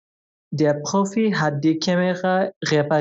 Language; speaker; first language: German; non-native, fluent; Bangla